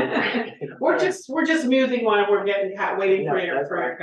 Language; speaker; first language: English; native; English